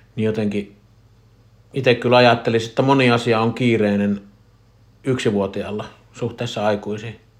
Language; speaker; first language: Finnish; native; Finnish